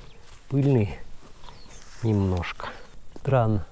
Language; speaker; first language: Russian; native; Russian